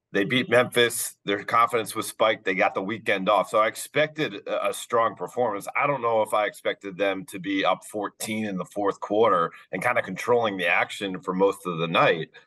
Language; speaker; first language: English; native; English